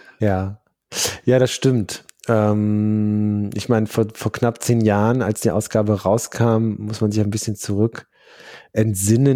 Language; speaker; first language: German; native; German